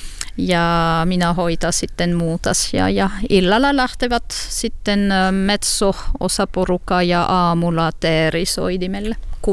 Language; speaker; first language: Finnish; non-native, learner; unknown